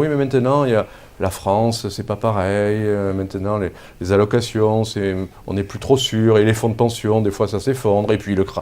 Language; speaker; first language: French; native; French